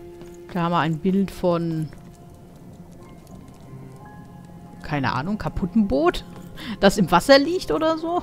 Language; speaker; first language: German; native; German